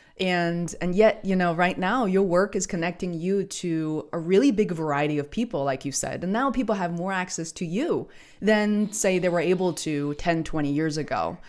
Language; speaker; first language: English; non-native, fluent; Chinese